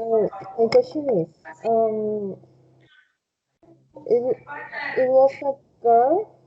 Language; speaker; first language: English; non-native, fluent; Spanish